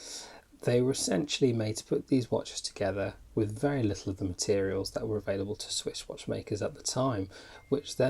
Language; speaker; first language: English; native; English